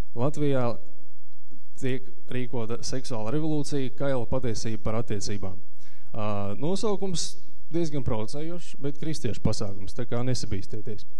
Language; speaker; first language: Latvian; native; Latvian